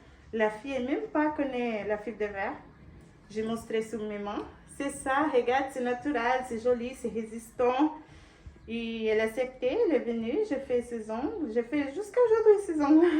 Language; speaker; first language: French; non-native, learner; Portuguese